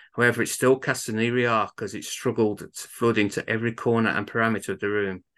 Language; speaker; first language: English; native; English